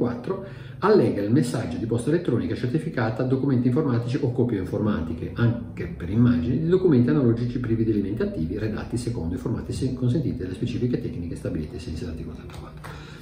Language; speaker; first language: Italian; native; Italian